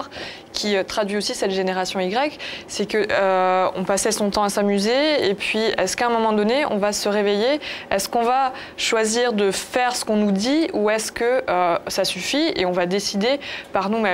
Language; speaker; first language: French; native; French